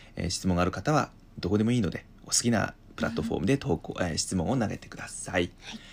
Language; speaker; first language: Japanese; non-native, fluent; Chinese